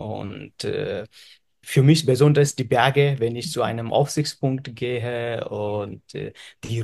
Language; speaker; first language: German; non-native, fluent; Nepali